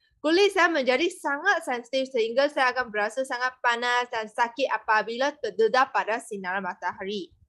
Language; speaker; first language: Malay; non-native, local second language; Chinese